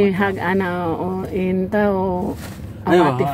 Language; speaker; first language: Arabic; non-native, learner; Filipino